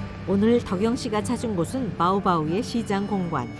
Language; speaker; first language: Korean; native; Korean